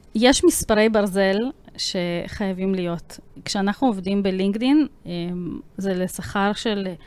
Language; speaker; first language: Hebrew; early bilingual, other home language; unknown